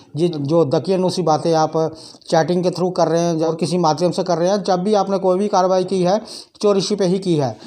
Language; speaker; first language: Hindi; non-native, local second language; Dogri